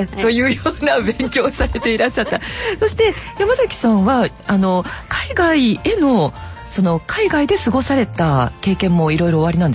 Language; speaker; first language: Japanese; native; Japanese